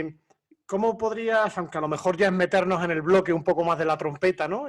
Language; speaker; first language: Spanish; native; Spanish